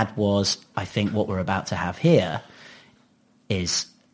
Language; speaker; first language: English; native; English